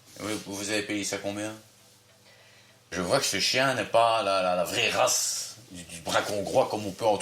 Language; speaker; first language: French; native; French